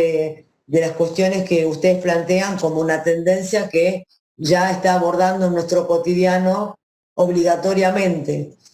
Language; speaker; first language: Spanish; native; Spanish